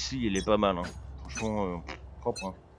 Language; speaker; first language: French; native; French